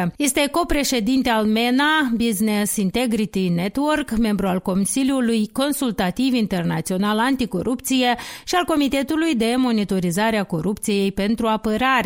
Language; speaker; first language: Romanian; native; Romanian